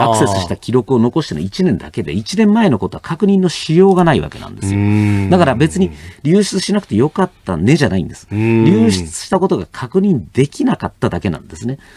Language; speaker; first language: Japanese; native; Japanese